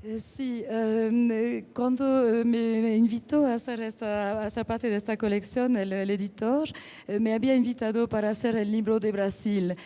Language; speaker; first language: Spanish; non-native, fluent; French